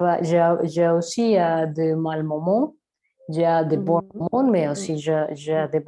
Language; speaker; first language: French; non-native, learner; Spanish